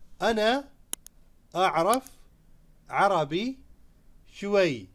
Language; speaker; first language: Arabic; non-native, fluent; Urdu